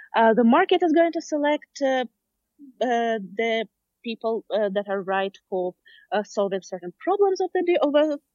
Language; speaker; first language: English; non-native, fluent; Russian